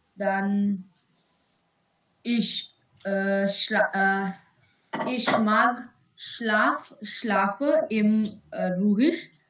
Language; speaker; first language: German; non-native, learner; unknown